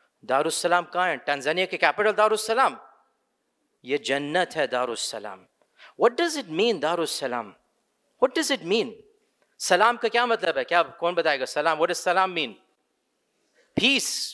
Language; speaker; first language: Urdu; early bilingual, other home language; English